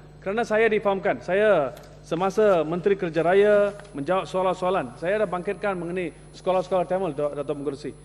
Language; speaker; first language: Malay; non-native, local second language; Tamil